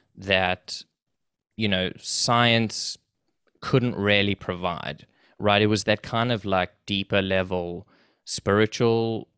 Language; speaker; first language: English; native; English